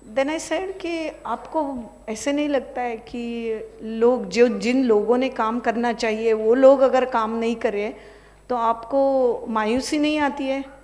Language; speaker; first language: Hindi; non-native, local second language; Marathi